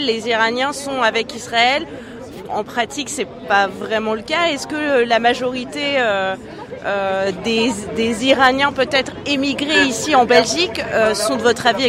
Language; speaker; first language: French; native; French